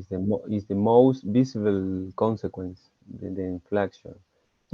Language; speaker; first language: English; non-native, learner; Spanish